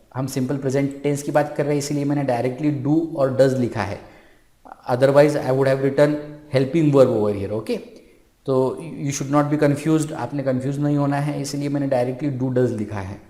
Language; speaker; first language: Hindi; non-native, local second language; Marathi